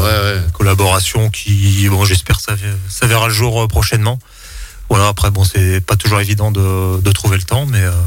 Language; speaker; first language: French; native; French